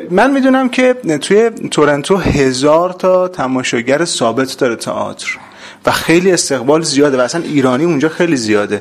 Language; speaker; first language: Persian; native; Persian